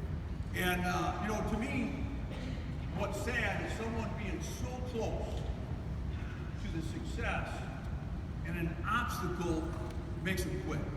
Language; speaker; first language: English; native; English